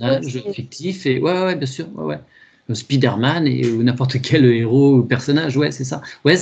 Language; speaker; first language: French; native; French